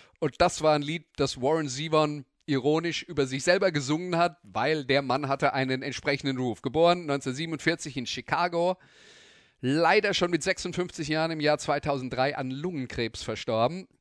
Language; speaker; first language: German; native; German